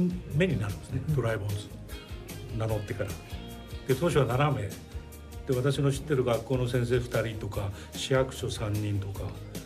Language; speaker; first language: Japanese; native; Japanese